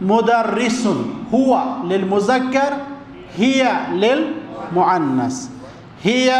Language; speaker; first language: Arabic; non-native, fluent; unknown